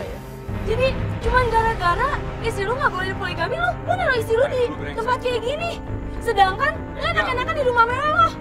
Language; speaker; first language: Indonesian; native; Indonesian